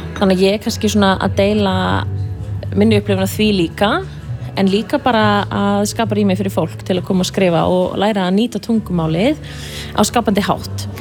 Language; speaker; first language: Icelandic; native; Icelandic